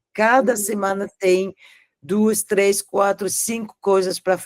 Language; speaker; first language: Portuguese; non-native, fluent; French